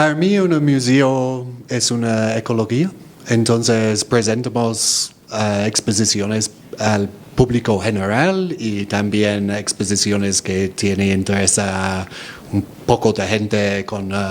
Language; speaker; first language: Spanish; non-native, fluent; English